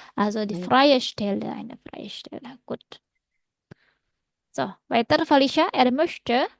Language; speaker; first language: German; non-native, fluent; Indonesian